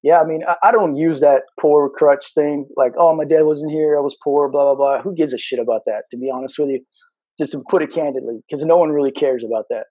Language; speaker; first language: English; native; English